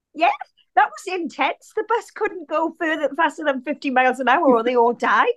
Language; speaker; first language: English; native; English